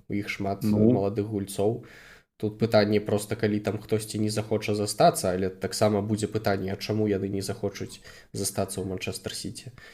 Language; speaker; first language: Belarusian; non-native, local second language; Russian